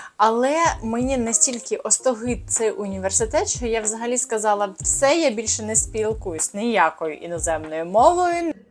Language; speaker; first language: Ukrainian; native; Ukrainian